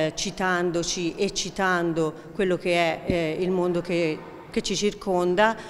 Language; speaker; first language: Italian; native; Italian